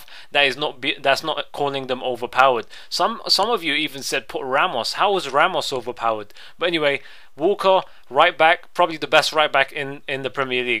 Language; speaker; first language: English; native; English